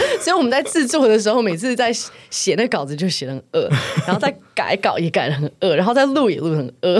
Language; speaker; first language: Chinese; native; Chinese